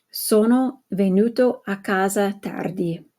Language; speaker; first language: Italian; non-native, fluent; English